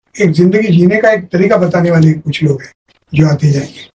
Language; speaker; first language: Hindi; non-native, local second language; Marathi